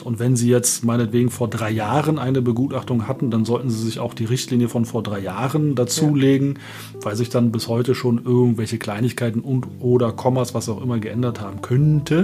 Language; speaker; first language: German; native; German